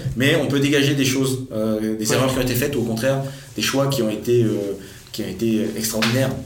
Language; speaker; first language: French; native; French